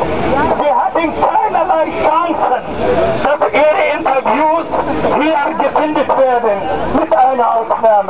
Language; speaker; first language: German; non-native, fluent; Arabic